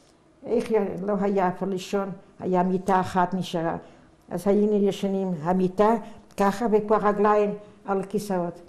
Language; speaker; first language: Hebrew; non-native, fluent; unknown